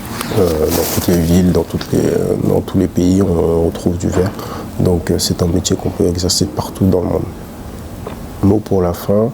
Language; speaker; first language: French; early bilingual, other home language; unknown